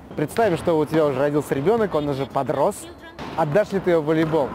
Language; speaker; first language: Russian; native; Russian